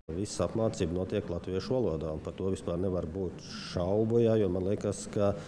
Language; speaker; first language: Latvian; native; Latvian